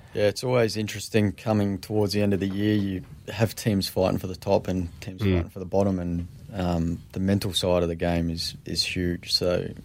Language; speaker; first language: English; native; English